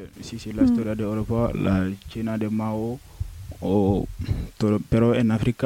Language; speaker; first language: Spanish; non-native, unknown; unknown